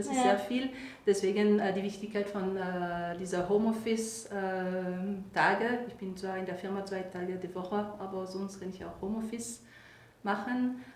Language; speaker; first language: German; non-native, fluent; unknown